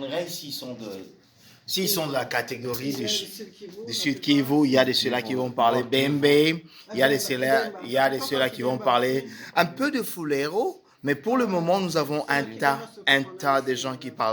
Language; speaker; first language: French; non-native, fluent; English